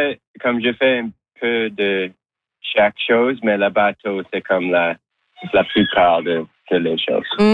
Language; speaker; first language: French; non-native, local second language; English